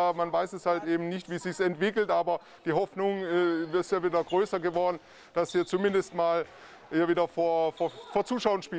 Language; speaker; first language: German; native; German